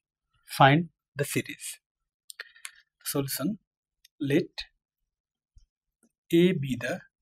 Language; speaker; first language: English; non-native, local second language; Nepali